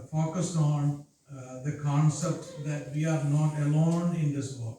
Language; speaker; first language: English; non-native, local second language; Malayalam